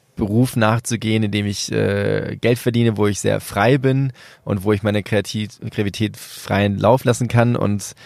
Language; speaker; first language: German; early bilingual, other home language; Spanish